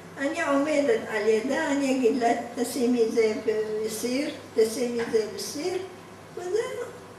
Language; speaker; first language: Hebrew; non-native, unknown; Arabic